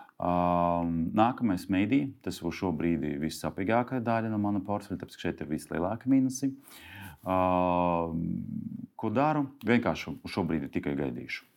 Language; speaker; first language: Latvian; non-native, local second language; Russian